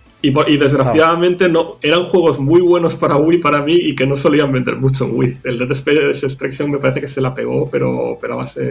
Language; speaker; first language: Spanish; native; Spanish